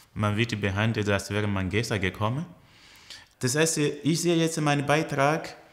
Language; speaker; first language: German; early bilingual, other home language; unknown